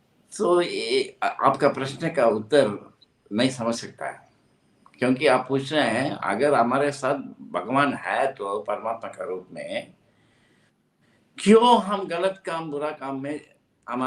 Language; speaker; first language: Hindi; non-native, local second language; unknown